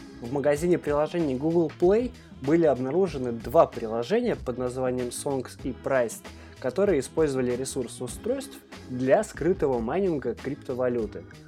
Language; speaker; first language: Russian; native; Russian